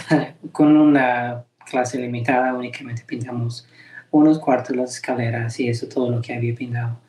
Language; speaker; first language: Spanish; early bilingual, heritage; Spanish